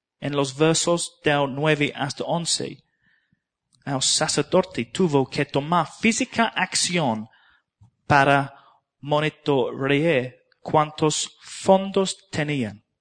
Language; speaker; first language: Spanish; non-native, learner; English